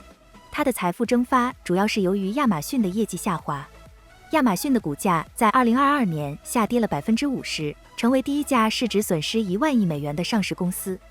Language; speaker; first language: Chinese; native; Chinese